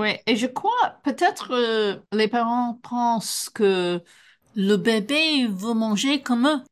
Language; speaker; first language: French; non-native, fluent; English